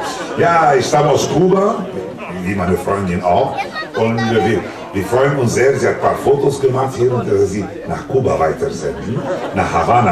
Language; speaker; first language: German; non-native, fluent; Spanish